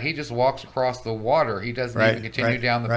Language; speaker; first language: English; native; English